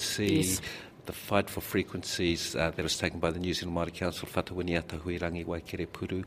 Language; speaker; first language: English; native; English